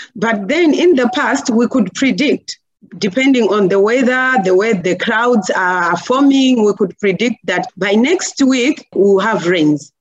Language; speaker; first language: English; non-native, local second language; Nyanja